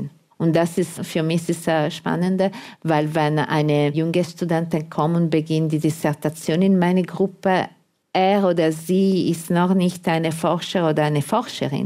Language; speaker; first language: German; non-native, fluent; Italian